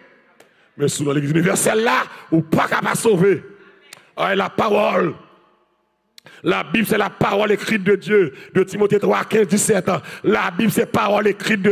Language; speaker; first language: French; non-native, learner; Haitian Creole